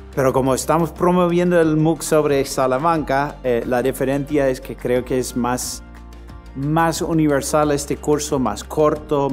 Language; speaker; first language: Spanish; non-native, fluent; English